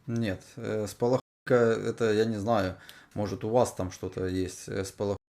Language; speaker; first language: Russian; native; Russian